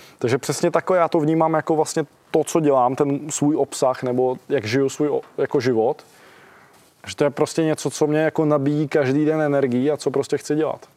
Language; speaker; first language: Czech; early bilingual, other home language; Russian